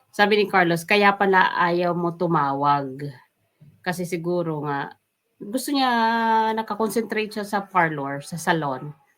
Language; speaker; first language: Filipino; native; Filipino